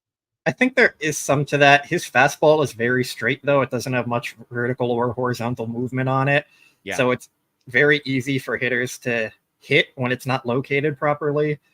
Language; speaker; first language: English; native; English